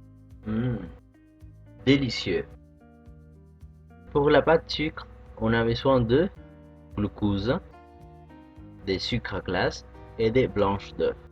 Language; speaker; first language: French; non-native, fluent; Spanish